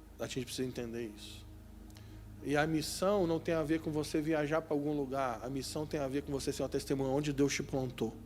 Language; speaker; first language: Portuguese; native; Portuguese